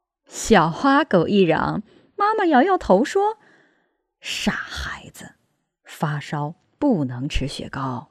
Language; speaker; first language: Chinese; native; Chinese